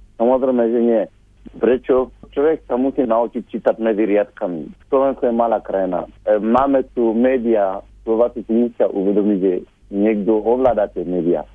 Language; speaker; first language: Slovak; non-native, fluent; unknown